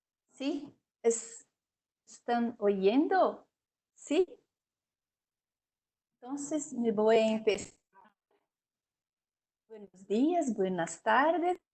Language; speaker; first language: Spanish; non-native, learner; Portuguese